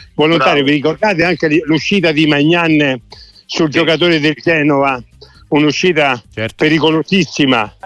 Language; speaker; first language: Italian; native; Italian